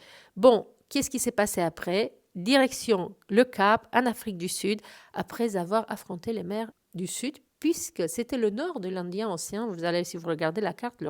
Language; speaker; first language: French; native; French